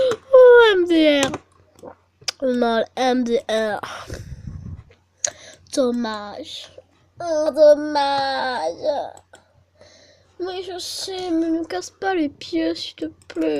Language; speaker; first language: French; native; French